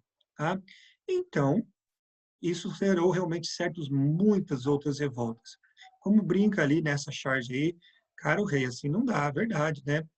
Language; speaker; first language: Portuguese; native; Portuguese